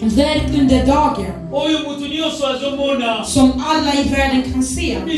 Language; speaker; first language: Swedish; non-native, learner; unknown